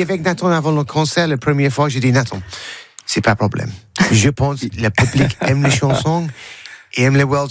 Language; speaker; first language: French; non-native, learner; English